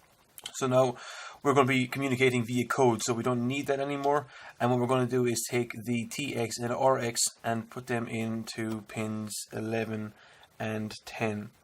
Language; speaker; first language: English; native; English